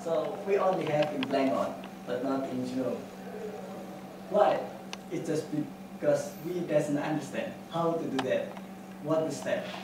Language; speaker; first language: English; non-native, fluent; Indonesian